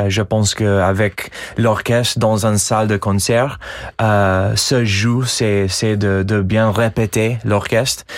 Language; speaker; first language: French; non-native, fluent; English